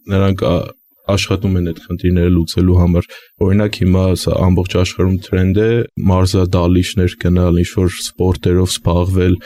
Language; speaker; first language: Armenian; native; Armenian